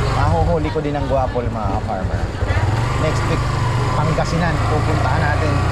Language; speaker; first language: Filipino; non-native, local second language; Bikol